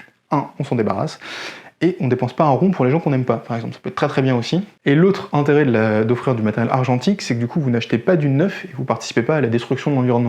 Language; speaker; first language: French; native; French